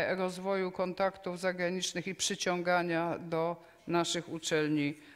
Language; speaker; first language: Polish; native; Polish